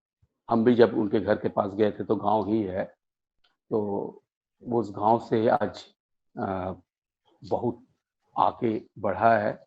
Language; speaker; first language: Hindi; native; Hindi